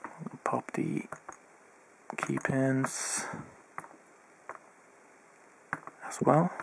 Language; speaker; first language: English; native; English